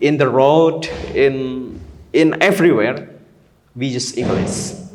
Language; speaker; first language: English; non-native, learner; Indonesian